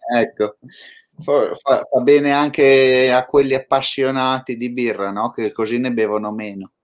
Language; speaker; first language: Italian; native; Italian